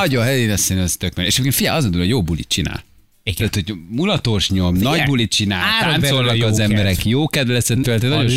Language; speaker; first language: Hungarian; native; Hungarian